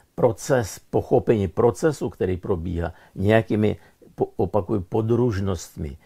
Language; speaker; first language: Czech; non-native, fluent; Russian